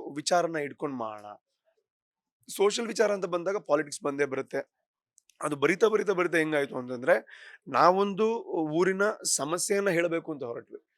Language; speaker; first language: Kannada; non-native, local second language; Tulu